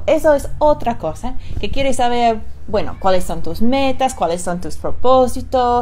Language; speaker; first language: Spanish; non-native, fluent; English